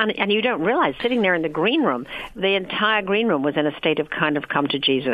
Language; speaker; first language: English; native; English